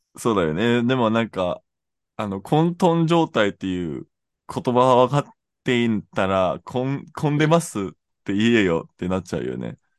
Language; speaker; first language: Japanese; non-native, fluent; English